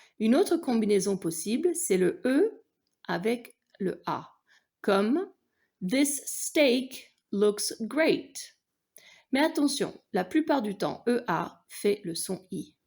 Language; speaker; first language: French; non-native, fluent; English